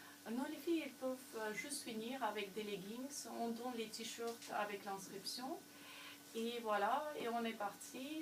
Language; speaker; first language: French; non-native, fluent; Russian